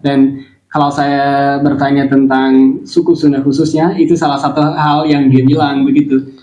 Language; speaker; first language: Indonesian; non-native, fluent; English